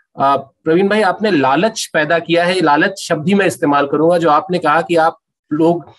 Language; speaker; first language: Hindi; native; Hindi